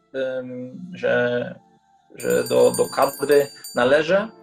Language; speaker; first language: Polish; early bilingual, heritage; Polish